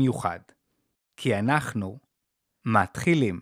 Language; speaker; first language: Hebrew; native; Hebrew